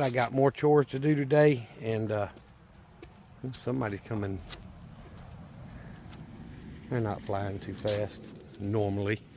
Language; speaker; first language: English; native; English